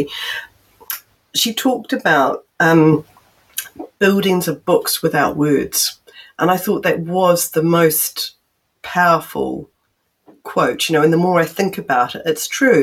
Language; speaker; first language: English; native; English